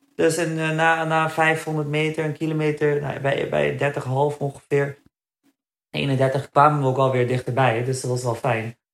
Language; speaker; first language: Dutch; early bilingual, other home language; Berber languages